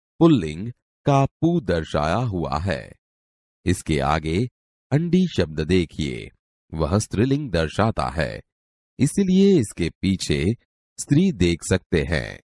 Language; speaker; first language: Hindi; non-native, local second language; Gujarati